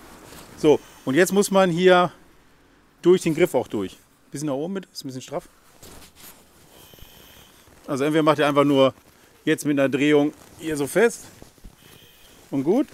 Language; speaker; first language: German; native; German